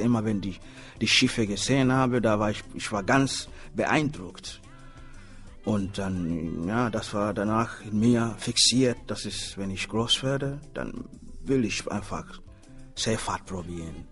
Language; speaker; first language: German; non-native, learner; Swahili